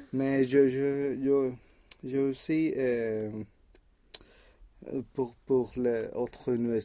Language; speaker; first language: French; non-native, learner; Spanish